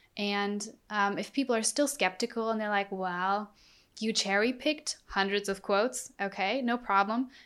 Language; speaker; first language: English; non-native, fluent; German